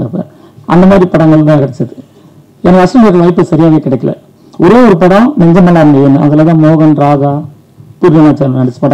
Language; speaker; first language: Tamil; native; Tamil